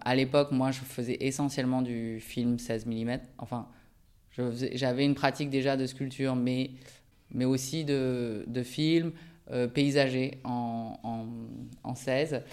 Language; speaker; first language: French; early bilingual, other home language; Japanese